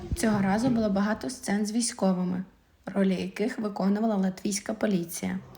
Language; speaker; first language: Ukrainian; native; Ukrainian